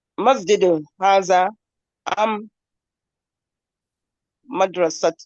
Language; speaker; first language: Arabic; non-native, learner; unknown